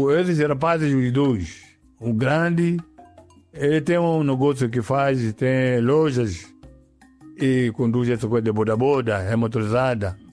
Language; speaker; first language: Portuguese; non-native, local second language; Yao